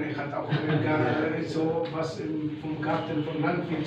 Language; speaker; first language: German; non-native, learner; Indonesian